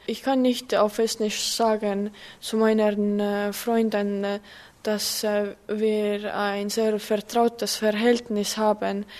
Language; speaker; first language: German; non-native, learner; Estonian